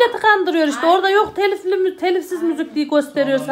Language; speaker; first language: Turkish; native; Turkish